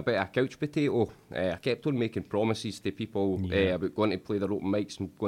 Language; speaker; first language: English; native; English